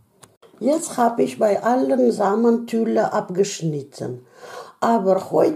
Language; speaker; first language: German; non-native, learner; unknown